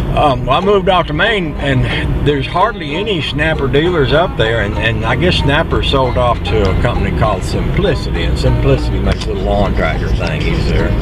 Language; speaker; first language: English; native; English